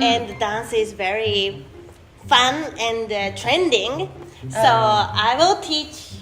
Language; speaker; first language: English; non-native, fluent; Japanese